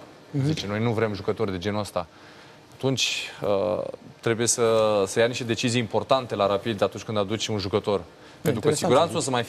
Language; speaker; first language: Romanian; native; Romanian